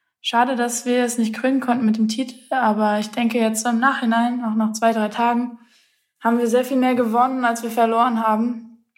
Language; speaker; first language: German; native; German